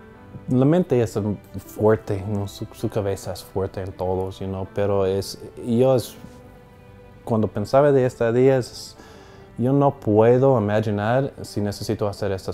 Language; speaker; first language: Spanish; non-native, learner; English